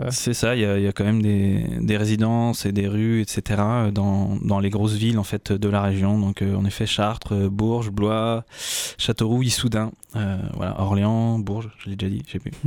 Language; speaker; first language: French; native; French